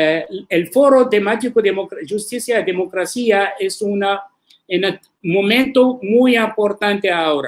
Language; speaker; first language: Spanish; non-native, learner; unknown